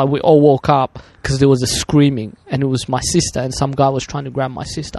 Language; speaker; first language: English; early bilingual, other home language; Arabic